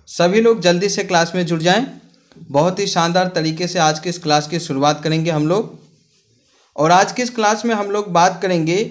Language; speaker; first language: Hindi; native; Hindi